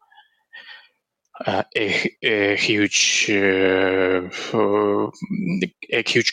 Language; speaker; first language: English; non-native, learner; Russian